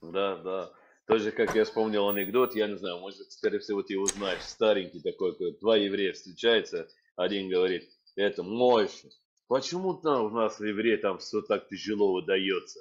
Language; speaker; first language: Russian; non-native, fluent; Arabic